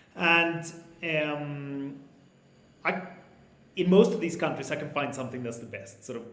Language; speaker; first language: English; non-native, fluent; Swedish